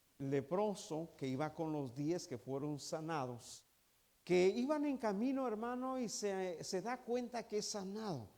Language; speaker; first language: Spanish; native; Spanish